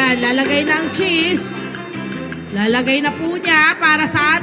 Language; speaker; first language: Filipino; native; Filipino